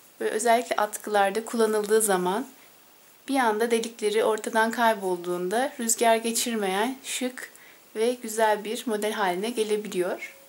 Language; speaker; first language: Turkish; native; Turkish